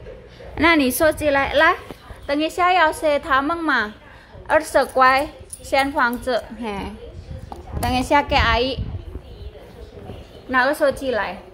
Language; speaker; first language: Chinese; non-native, learner; Javanese